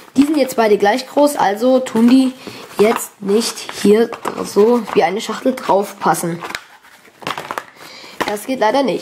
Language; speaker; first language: German; native; German